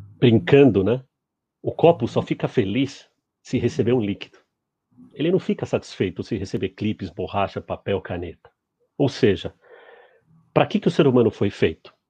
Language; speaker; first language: Portuguese; early bilingual, other home language; Spanish